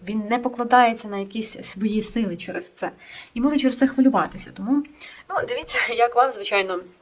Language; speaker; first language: Ukrainian; non-native, local second language; Russian